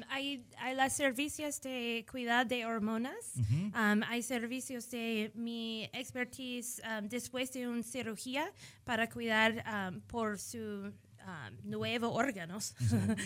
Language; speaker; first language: Spanish; early bilingual, heritage; English